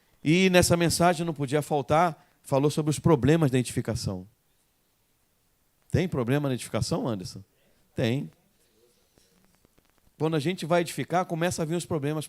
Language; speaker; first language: Portuguese; native; Portuguese